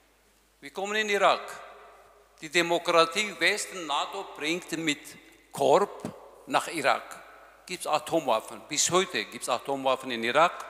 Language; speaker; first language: German; non-native, learner; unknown